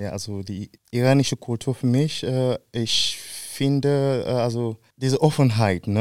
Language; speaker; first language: German; non-native, fluent; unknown